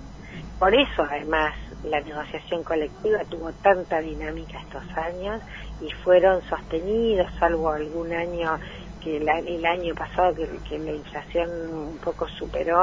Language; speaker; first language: Spanish; native; Spanish